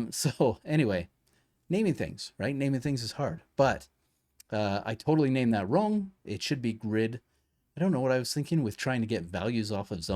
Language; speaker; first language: English; native; English